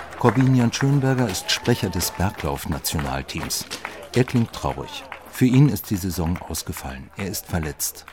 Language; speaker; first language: German; native; German